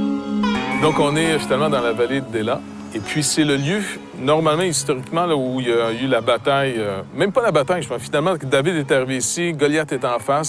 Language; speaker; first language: French; native; French